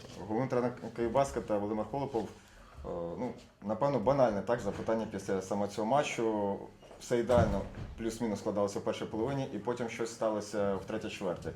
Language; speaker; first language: Ukrainian; native; Ukrainian